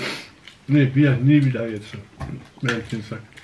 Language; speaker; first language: German; native; German